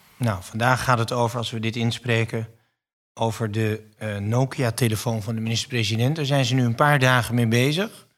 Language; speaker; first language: Dutch; native; Dutch